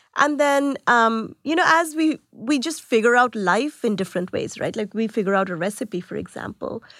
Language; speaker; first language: English; non-native, local second language; Tamil